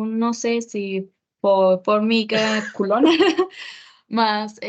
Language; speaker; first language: Portuguese; non-native, learner; Spanish